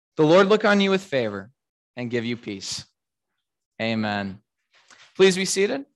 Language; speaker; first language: English; native; English